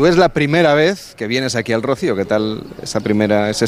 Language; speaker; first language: Spanish; native; Spanish